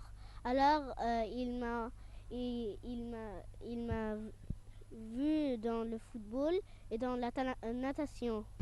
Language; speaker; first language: French; non-native, local second language; Arabic